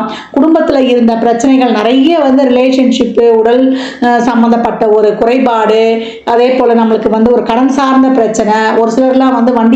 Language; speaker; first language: Tamil; native; Tamil